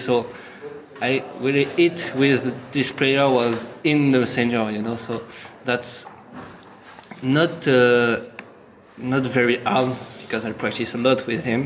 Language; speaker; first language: English; non-native, learner; French